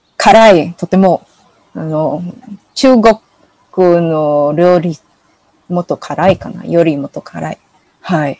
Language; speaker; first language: Japanese; non-native, learner; English